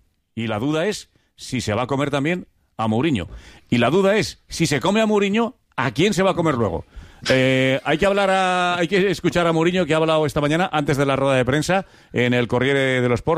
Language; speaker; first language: Spanish; native; Spanish